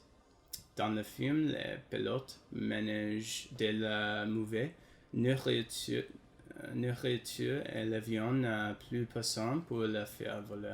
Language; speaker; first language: French; non-native, learner; English